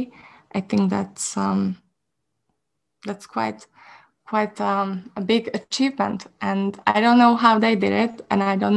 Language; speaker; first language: English; non-native, fluent; Hungarian